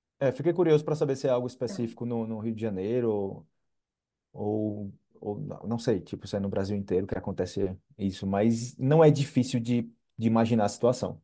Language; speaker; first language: Portuguese; native; Portuguese